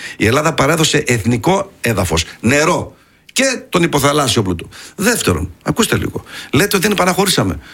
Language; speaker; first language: Greek; early bilingual, heritage; Greek